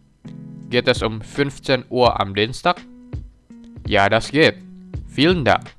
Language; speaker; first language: German; non-native, learner; Indonesian